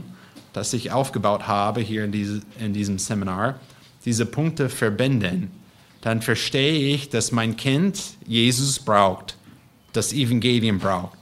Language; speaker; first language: German; non-native, fluent; English